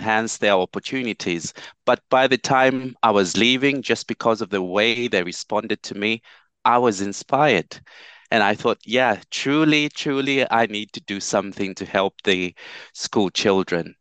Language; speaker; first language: English; non-native, local second language; Bemba